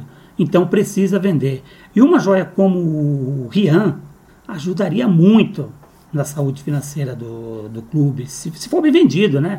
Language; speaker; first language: Portuguese; native; Portuguese